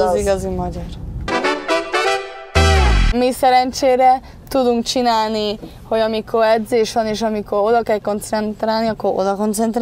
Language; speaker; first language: Hungarian; early bilingual, heritage; Spanish